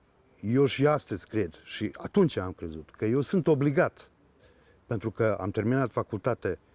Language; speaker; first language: Romanian; early bilingual, heritage; Serbian